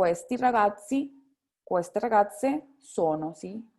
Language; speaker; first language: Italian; non-native, fluent; Spanish